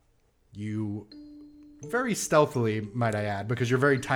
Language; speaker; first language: English; native; English